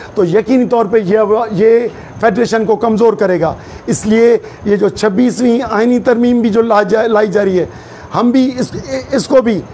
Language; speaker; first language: Urdu; non-native, local second language; Sindhi